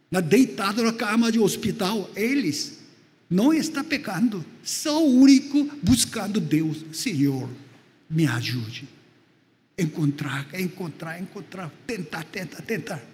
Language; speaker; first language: Portuguese; non-native, fluent; Korean